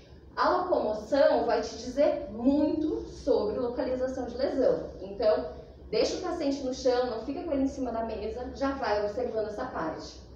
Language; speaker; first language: Portuguese; native; Portuguese